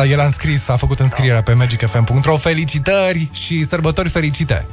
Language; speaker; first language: Romanian; native; Romanian